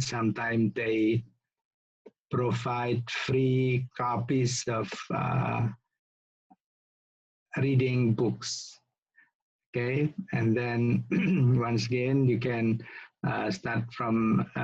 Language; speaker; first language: English; non-native, local second language; Indonesian